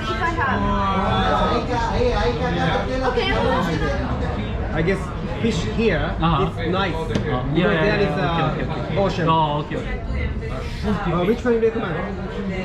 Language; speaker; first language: English; non-native, learner; Japanese